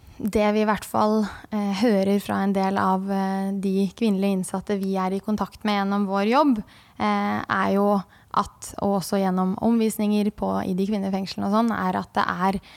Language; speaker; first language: Norwegian; native; Norwegian